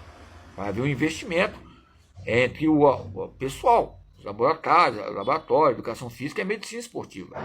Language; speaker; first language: Portuguese; native; Portuguese